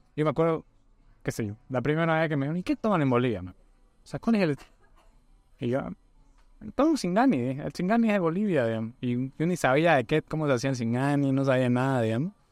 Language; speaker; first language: Spanish; native; Spanish